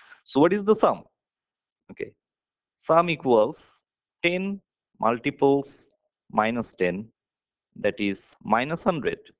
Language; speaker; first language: English; non-native, local second language; Bangla